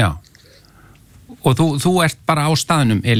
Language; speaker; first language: Icelandic; native; Icelandic